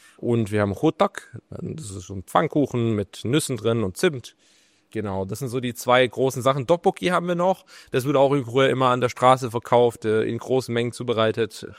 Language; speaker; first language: German; native; German